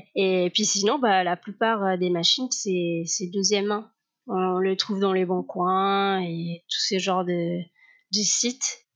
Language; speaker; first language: French; non-native, fluent; Spanish